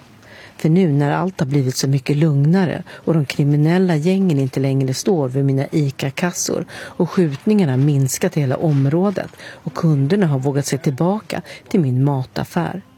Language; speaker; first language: Swedish; native; Swedish